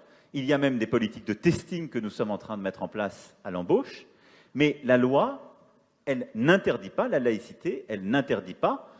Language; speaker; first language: French; native; French